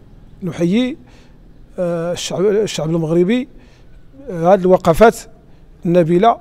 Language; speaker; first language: Arabic; native; Arabic